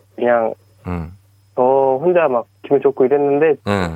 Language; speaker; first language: Korean; native; Korean